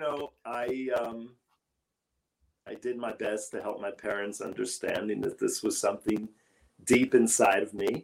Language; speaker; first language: English; native; English